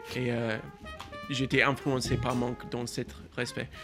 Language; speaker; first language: French; non-native, learner; English